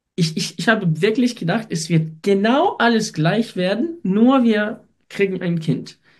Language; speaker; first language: German; non-native, fluent; Russian